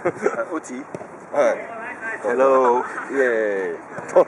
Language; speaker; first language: Japanese; native; Japanese